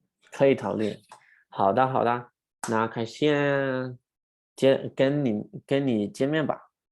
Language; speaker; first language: Chinese; non-native, fluent; Spanish